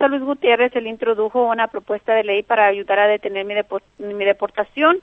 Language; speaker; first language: Spanish; native; Spanish